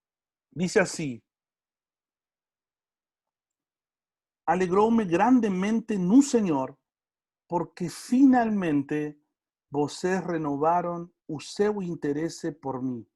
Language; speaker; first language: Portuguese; non-native, learner; Spanish